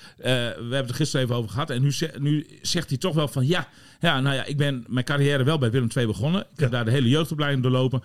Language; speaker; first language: Dutch; native; Dutch